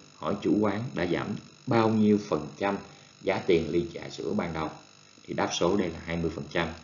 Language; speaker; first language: Vietnamese; native; Vietnamese